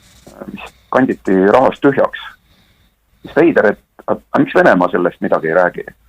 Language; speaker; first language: Estonian; native; Estonian